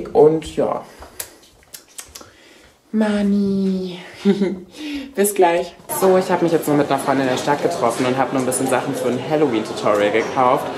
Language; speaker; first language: German; native; German